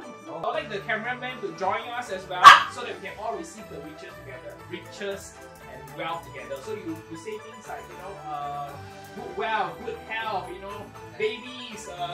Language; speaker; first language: English; native; English